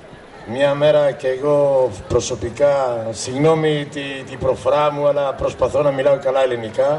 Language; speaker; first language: Greek; non-native, fluent; Spanish